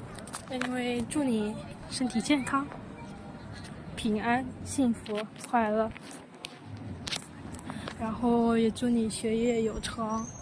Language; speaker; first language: Chinese; non-native, fluent; Mongolian